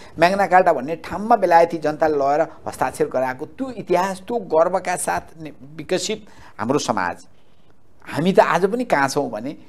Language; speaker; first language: Nepali; native; Nepali